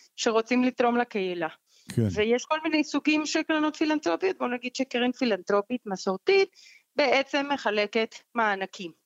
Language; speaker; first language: Hebrew; non-native, fluent; Spanish